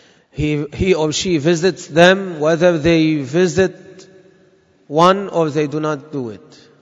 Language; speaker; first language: English; non-native, fluent; Arabic